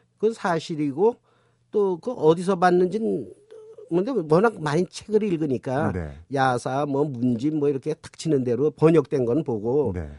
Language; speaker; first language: Korean; native; Korean